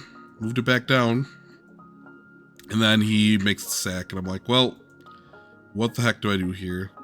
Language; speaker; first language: English; native; English